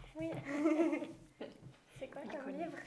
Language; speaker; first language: French; native; French